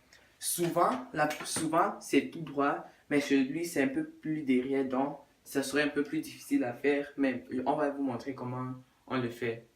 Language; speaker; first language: French; non-native, local second language; English